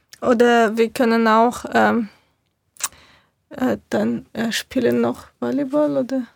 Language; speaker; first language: German; non-native, learner; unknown